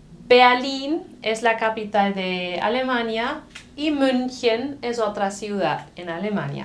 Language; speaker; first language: Spanish; non-native, fluent; German